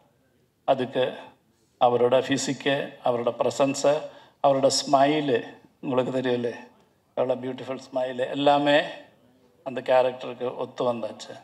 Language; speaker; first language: Tamil; non-native, learner; Malayalam